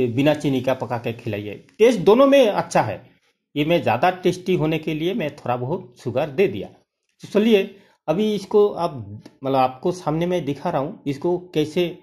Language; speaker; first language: Hindi; non-native, local second language; Bangla